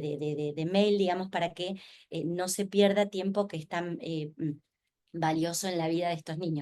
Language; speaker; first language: Spanish; native; Spanish